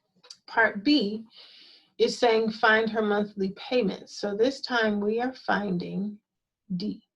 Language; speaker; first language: English; native; English